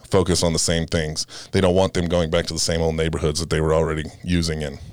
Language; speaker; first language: English; native; English